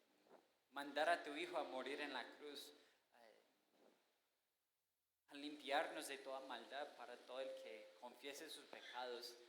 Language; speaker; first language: Spanish; non-native, fluent; English